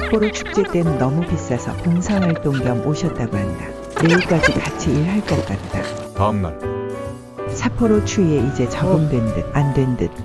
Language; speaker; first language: Korean; native; Korean